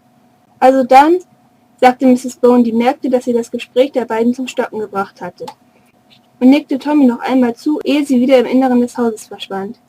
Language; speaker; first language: German; native; German